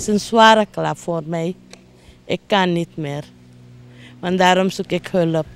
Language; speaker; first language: Dutch; non-native, local second language; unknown